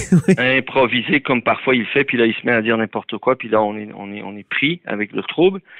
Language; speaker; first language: French; early bilingual, other home language; Persian